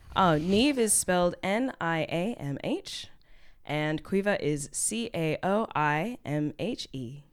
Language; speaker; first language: English; native; English